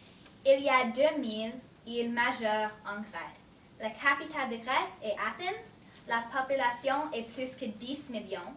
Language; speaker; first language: French; non-native, learner; English